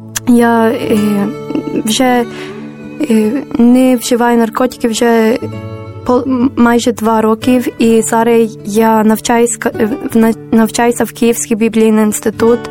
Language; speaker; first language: Ukrainian; non-native, learner; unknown